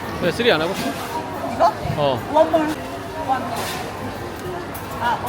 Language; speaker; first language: Korean; native; Korean